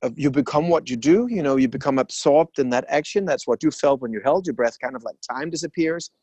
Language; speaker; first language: English; non-native, fluent; Danish